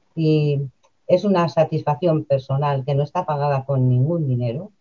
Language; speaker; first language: Spanish; native; Spanish